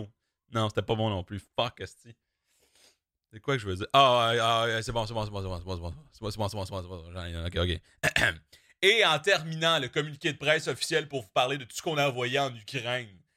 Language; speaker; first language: French; native; French